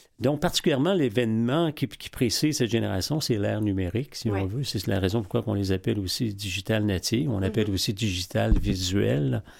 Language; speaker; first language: French; native; French